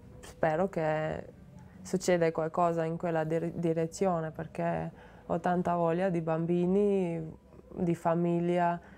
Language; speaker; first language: Italian; non-native, learner; Slovenian